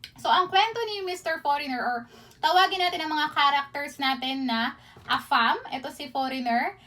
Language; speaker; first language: Filipino; native; Filipino